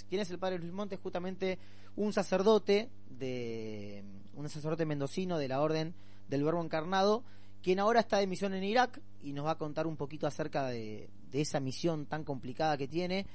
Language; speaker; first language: Spanish; native; Spanish